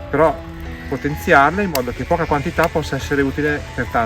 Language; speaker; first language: Italian; native; Italian